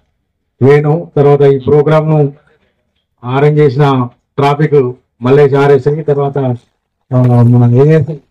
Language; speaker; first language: Telugu; native; Telugu